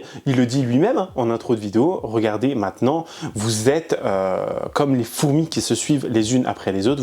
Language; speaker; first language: French; native; French